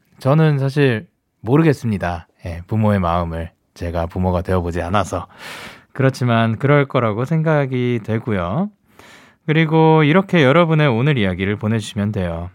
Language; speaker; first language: Korean; early bilingual, heritage; Korean